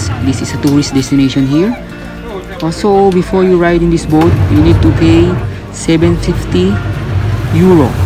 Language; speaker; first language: English; non-native, local second language; Filipino